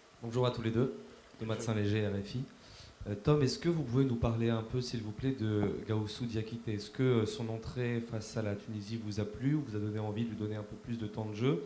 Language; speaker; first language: French; native; French